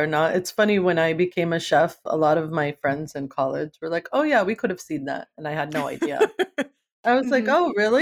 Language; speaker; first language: English; native; English